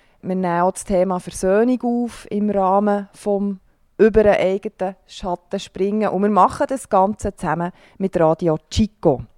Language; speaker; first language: German; native; German